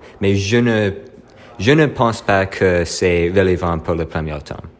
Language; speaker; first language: French; non-native, learner; English